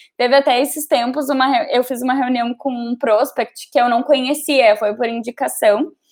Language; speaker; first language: Portuguese; native; Portuguese